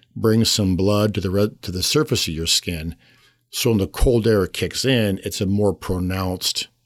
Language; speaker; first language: English; native; English